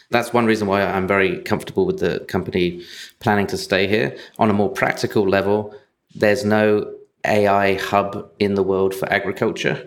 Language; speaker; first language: English; native; English